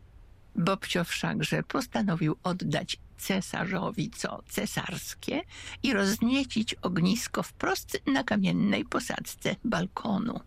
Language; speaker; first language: Polish; native; Polish